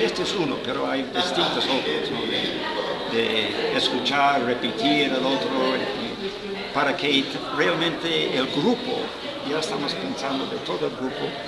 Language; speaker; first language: Spanish; non-native, fluent; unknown